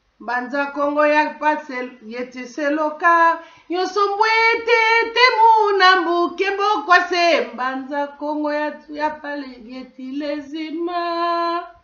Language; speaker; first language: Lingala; non-native, local second language; Kongo